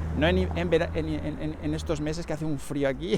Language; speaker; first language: Spanish; native; Spanish